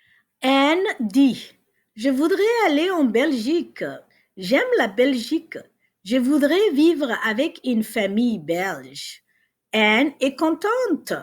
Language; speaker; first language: French; non-native, fluent; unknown